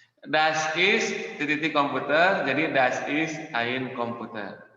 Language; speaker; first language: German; non-native, fluent; Indonesian